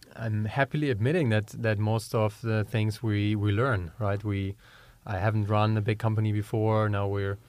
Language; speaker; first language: English; non-native, fluent; German